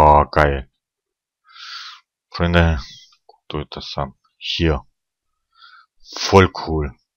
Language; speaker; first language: German; non-native, fluent; Russian